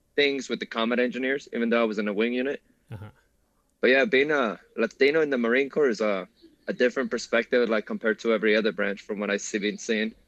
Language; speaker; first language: English; early bilingual, other home language; Spanish